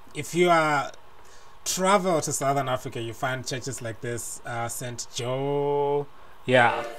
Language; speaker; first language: English; non-native, local second language; Tswana